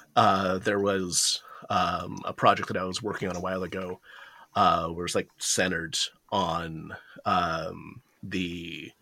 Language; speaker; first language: English; early bilingual, other home language; Japanese